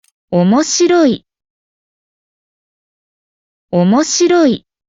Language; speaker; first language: Japanese; native; Japanese